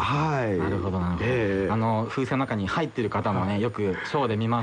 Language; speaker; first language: Japanese; native; Japanese